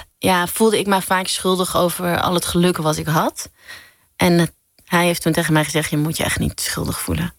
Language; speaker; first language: Dutch; native; Dutch